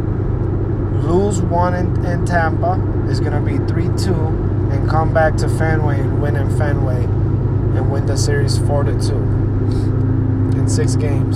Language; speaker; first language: English; non-native, fluent; Spanish